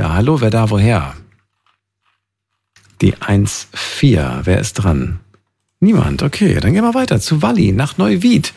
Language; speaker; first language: German; native; German